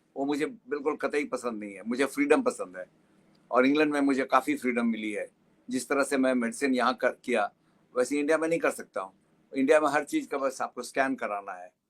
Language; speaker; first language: Hindi; native; Hindi